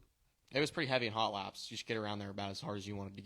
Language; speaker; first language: English; native; English